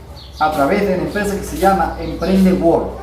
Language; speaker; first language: Spanish; native; Spanish